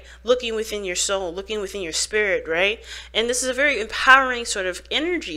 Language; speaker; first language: English; native; English